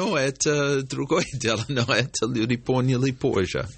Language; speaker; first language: Russian; non-native, fluent; English